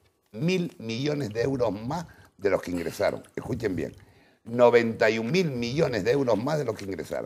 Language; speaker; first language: Spanish; native; Spanish